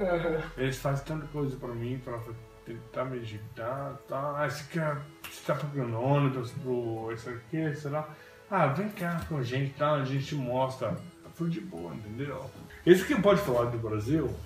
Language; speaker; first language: Portuguese; non-native, fluent; English